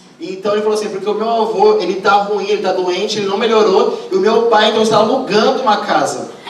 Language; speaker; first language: Portuguese; native; Portuguese